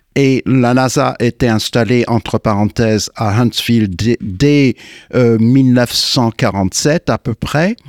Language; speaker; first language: French; non-native, fluent; English